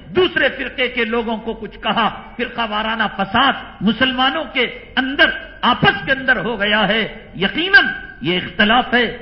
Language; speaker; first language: Urdu; native; Urdu